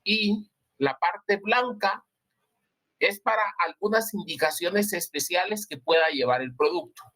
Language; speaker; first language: Spanish; native; Spanish